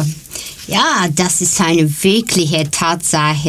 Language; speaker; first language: German; non-native, learner; Greek